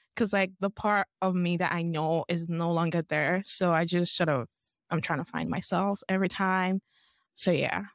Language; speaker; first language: English; non-native, local second language; Yoruba